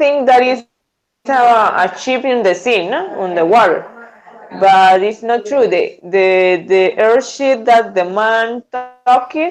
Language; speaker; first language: English; non-native, learner; Spanish